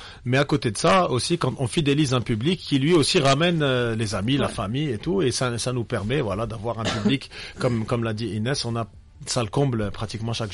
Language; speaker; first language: French; non-native, local second language; Arabic